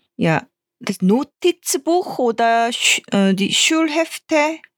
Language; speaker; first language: German; non-native, fluent; Korean